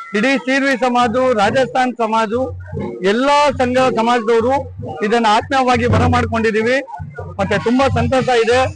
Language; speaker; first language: Kannada; non-native, local second language; Marwari